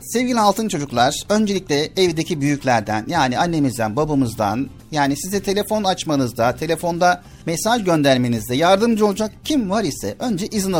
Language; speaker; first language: Turkish; native; Turkish